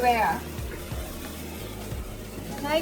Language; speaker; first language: English; non-native, learner; Japanese